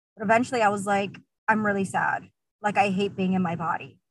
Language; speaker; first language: English; early bilingual, other home language; Russian